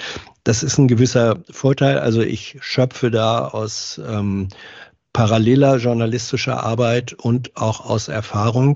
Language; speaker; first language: German; native; German